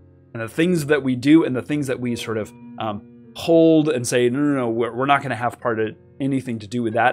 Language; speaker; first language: English; native; English